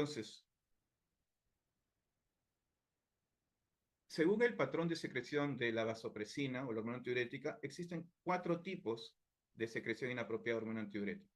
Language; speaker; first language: Spanish; native; Spanish